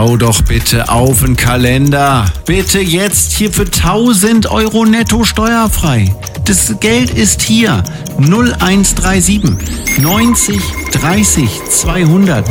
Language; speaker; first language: German; native; German